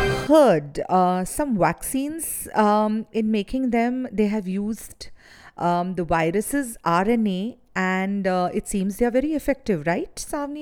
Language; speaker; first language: English; non-native, local second language; Marathi